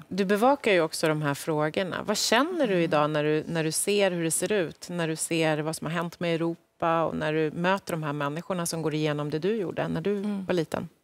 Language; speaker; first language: Swedish; native; Swedish